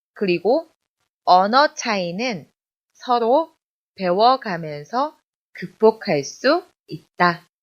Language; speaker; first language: Korean; non-native, fluent; Chinese